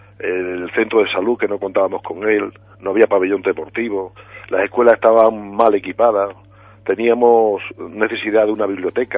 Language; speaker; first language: Spanish; native; Spanish